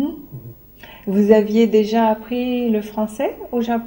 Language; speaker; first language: French; native; French